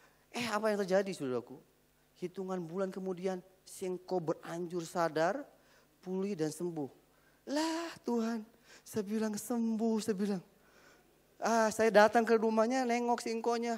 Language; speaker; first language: Indonesian; native; Indonesian